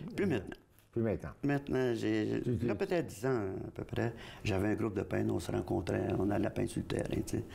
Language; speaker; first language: French; native; French